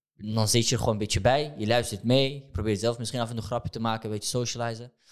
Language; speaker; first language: Dutch; early bilingual, other home language; Turkish